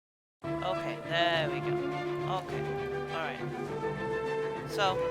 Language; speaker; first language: English; native; English